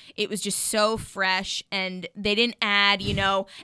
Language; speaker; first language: English; native; English